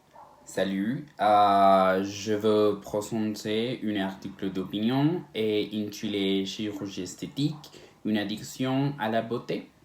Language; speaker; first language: French; non-native, learner; Spanish